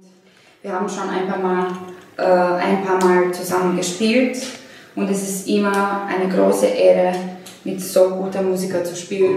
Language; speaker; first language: German; non-native, fluent; Serbian